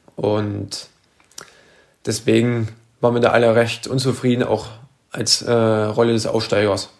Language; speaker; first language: German; native; German